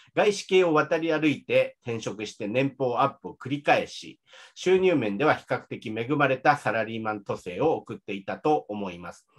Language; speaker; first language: Japanese; native; Japanese